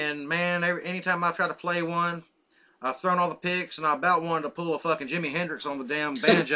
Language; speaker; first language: English; native; English